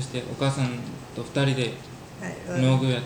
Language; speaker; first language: Japanese; early bilingual, heritage; Japanese